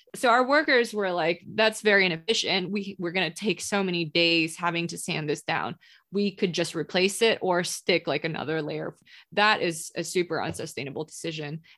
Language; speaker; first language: English; non-native, local second language; Indonesian